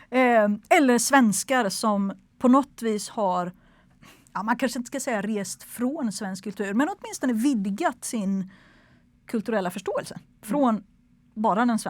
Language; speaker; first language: Swedish; native; Swedish